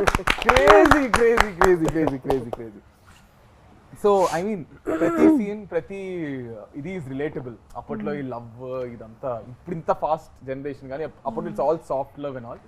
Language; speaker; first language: Telugu; native; Telugu